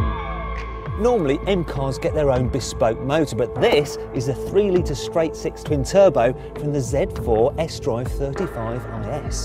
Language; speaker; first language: English; native; English